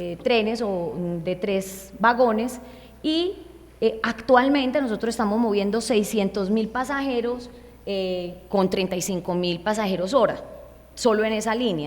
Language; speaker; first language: Spanish; native; Spanish